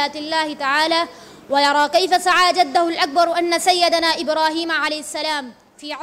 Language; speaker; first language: Arabic; non-native, learner; Urdu